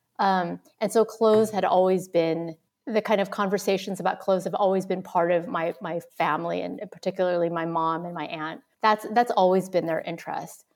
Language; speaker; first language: English; early bilingual, other home language; Vietnamese